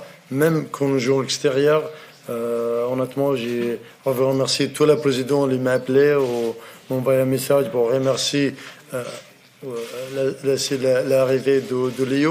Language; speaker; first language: French; non-native, fluent; Arabic